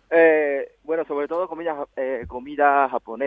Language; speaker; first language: Spanish; non-native, learner; Japanese